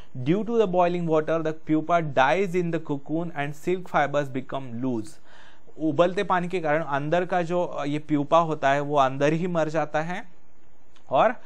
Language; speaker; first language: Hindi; non-native, local second language; Marathi